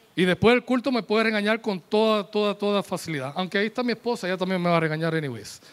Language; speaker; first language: Spanish; native; Spanish